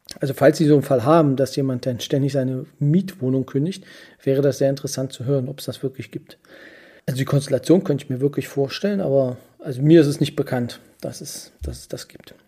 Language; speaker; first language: German; native; German